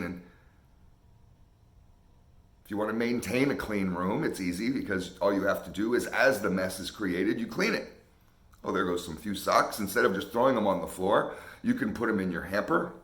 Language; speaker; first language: English; native; English